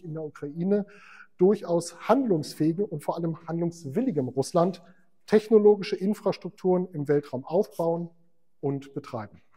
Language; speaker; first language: German; native; German